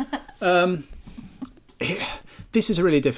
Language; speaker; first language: English; native; English